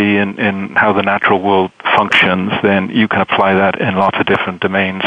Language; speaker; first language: English; native; English